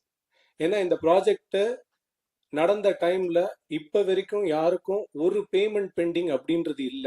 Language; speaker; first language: Tamil; native; Tamil